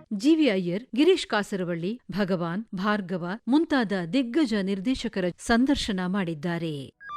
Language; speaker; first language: Kannada; native; Kannada